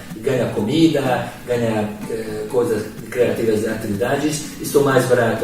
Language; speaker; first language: Portuguese; non-native, fluent; Hungarian